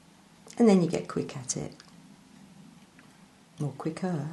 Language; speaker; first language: English; native; English